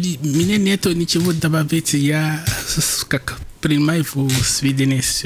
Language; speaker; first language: Russian; non-native, fluent; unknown